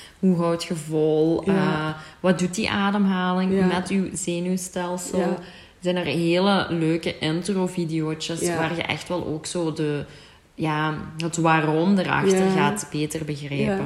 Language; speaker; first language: Dutch; native; Dutch